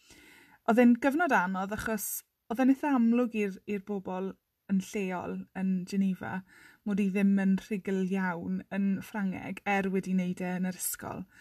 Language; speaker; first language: Welsh; non-native, local second language; English